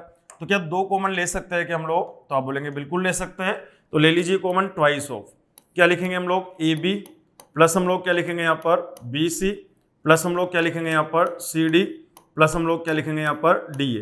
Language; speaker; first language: Hindi; native; Hindi